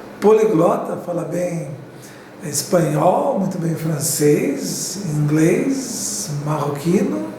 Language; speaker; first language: Portuguese; native; Portuguese